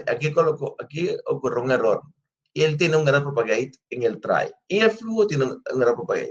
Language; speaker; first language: Spanish; native; Spanish